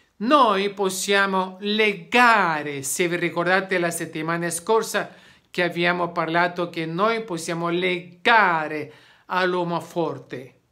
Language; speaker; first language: Italian; non-native, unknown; Spanish